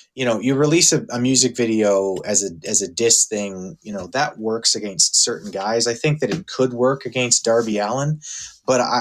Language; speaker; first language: English; native; English